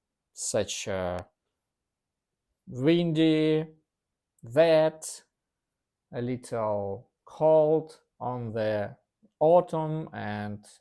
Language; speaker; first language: English; non-native, learner; Russian